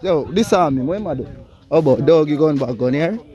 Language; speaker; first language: English; non-native, local second language; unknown